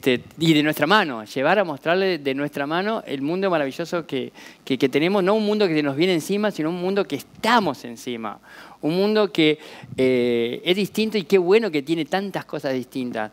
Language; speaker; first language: Spanish; native; Spanish